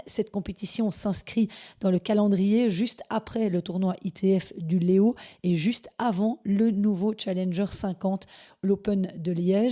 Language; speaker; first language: French; native; French